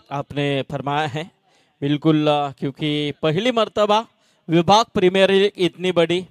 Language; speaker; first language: Hindi; non-native, local second language; Marathi